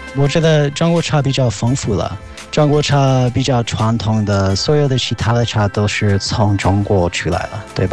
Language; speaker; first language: Chinese; non-native, fluent; English